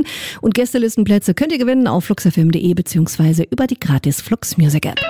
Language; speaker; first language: German; native; German